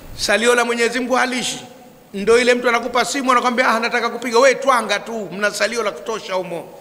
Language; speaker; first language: Swahili; native; Swahili